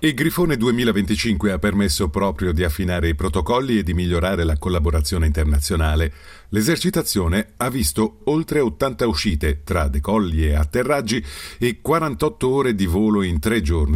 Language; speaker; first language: Italian; native; Italian